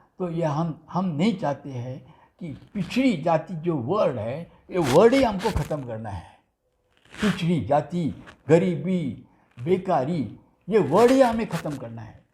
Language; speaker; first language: Hindi; non-native, local second language; Gujarati